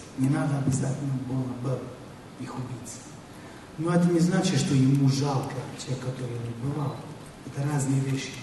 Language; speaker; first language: Russian; non-native, fluent; Italian